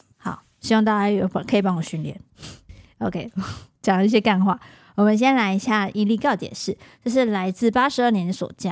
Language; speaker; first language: Chinese; native; Chinese